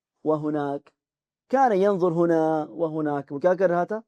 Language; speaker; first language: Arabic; non-native, fluent; Urdu